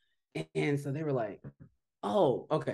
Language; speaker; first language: English; native; English